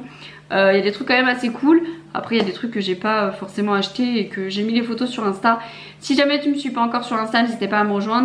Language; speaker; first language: French; native; French